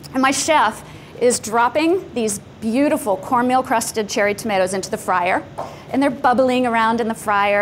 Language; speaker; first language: English; native; English